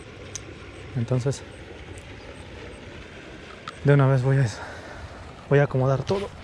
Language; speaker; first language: Spanish; native; Spanish